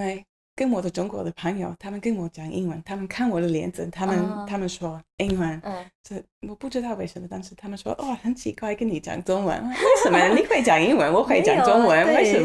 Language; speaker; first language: Chinese; non-native, learner; English